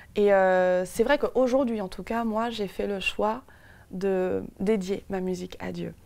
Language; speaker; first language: French; native; French